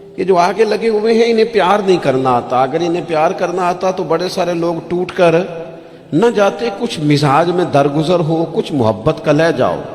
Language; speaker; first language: Urdu; native; Urdu